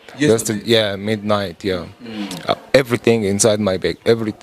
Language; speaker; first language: English; non-native, learner; Arabic